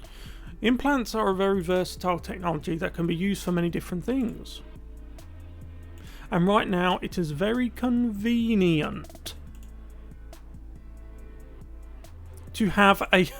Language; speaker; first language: English; native; English